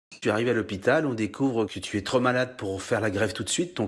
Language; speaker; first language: French; native; French